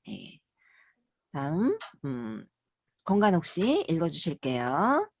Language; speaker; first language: Korean; native; Korean